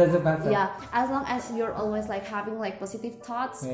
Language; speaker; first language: English; non-native, learner; Indonesian